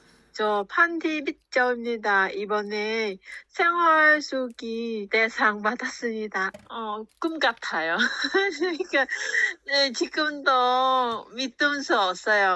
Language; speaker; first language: Korean; non-native, fluent; Vietnamese